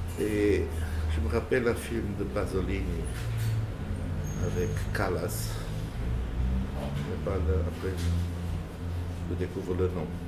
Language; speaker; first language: French; non-native, fluent; Portuguese